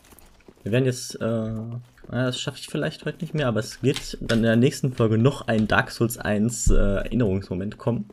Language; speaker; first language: German; native; German